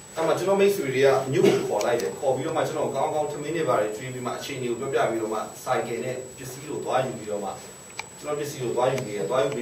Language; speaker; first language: Burmese; non-native, local second language; Hakha Chin